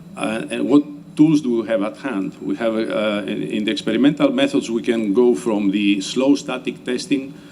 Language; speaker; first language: English; non-native, fluent; Italian